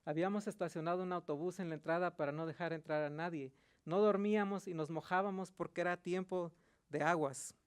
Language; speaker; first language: Spanish; early bilingual, heritage; Spanish